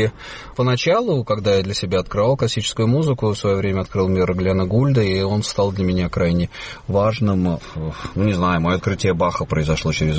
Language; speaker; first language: Russian; native; Russian